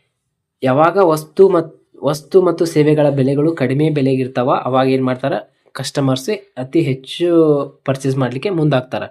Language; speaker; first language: Kannada; native; Kannada